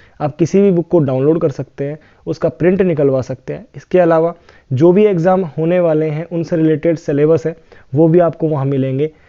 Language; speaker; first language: Hindi; native; Hindi